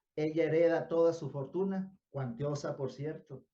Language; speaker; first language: Spanish; native; Spanish